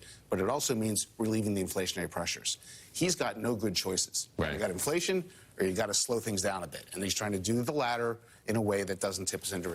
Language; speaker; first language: English; native; English